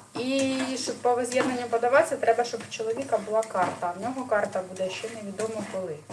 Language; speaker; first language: Ukrainian; non-native, local second language; Russian